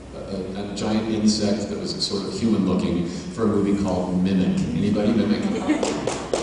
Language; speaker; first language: English; native; English